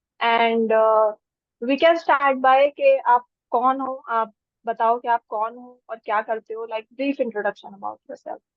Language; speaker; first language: Hindi; native; Hindi